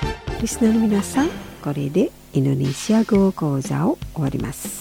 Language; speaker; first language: Japanese; non-native, fluent; Indonesian